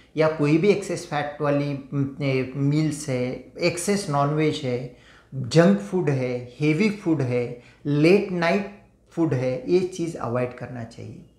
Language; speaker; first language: Hindi; non-native, local second language; Marathi